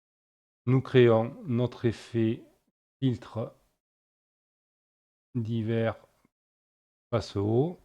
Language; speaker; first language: French; native; French